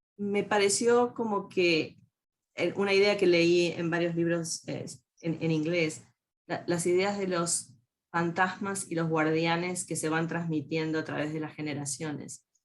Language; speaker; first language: Spanish; native; Spanish